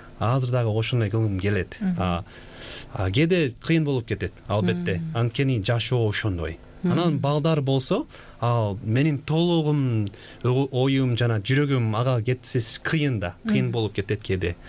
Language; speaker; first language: Kyrgyz; non-native, fluent; Korean